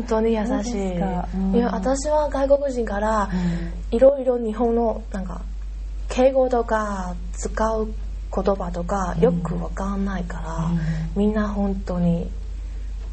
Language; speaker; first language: Japanese; non-native, learner; Chinese